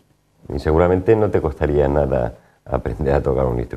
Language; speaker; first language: Spanish; native; Spanish